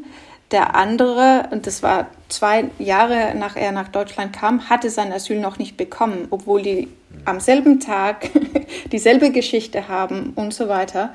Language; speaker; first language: German; non-native, fluent; Danish